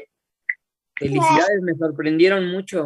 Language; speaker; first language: Spanish; native; Spanish